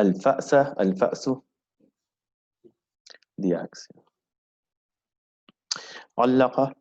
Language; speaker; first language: Arabic; non-native, fluent; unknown